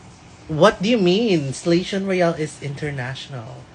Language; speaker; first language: English; non-native, local second language; Filipino